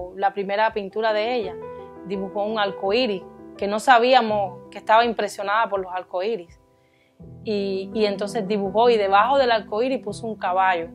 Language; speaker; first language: Spanish; native; Spanish